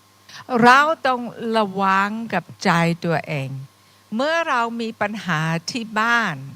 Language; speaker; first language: Thai; non-native, fluent; English